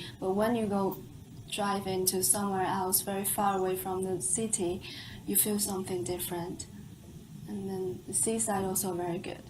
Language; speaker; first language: English; non-native, fluent; Chinese